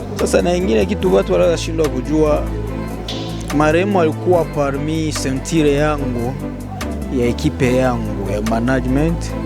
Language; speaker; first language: Swahili; native; Swahili